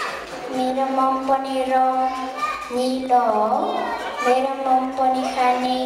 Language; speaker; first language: Nepali; early bilingual, heritage; Nepali